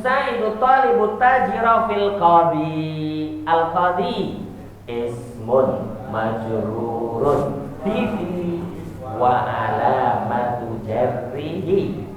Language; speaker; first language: Arabic; non-native, fluent; Indonesian